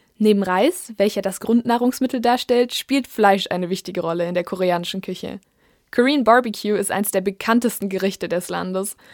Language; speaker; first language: German; native; German